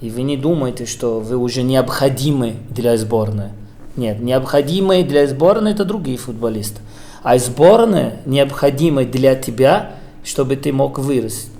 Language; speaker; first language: Russian; non-native, fluent; Portuguese